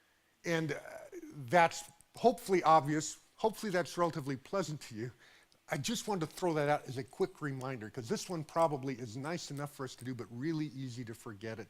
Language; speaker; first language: English; native; English